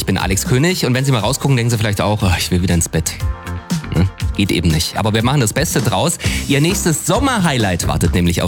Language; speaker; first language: German; native; German